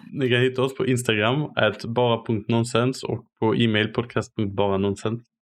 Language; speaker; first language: Swedish; early bilingual, other home language; Arabic